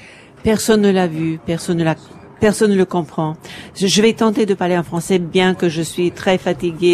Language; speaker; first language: French; non-native, fluent; English